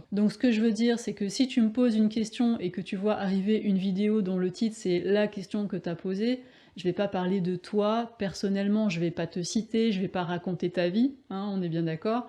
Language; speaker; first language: French; native; French